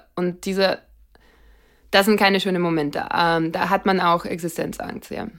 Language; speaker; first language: German; non-native, fluent; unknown